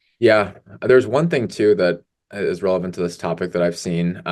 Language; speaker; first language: English; native; English